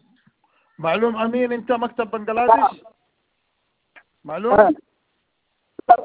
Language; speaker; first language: Arabic; non-native, learner; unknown